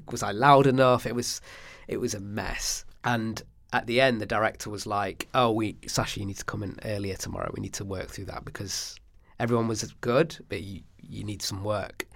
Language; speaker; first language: English; native; English